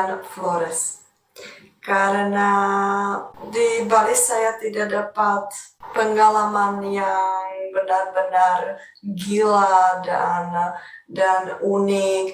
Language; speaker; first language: Indonesian; non-native, fluent; Czech